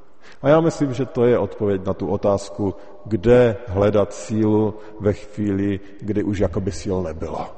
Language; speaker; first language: Czech; native; Czech